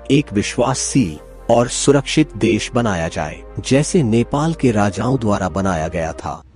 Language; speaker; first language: Hindi; non-native, local second language; Nepali